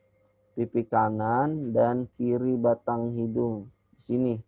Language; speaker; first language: Indonesian; native; Indonesian